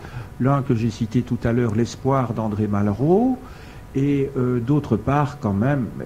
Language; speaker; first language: French; native; French